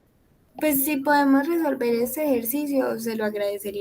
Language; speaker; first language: Spanish; native; Spanish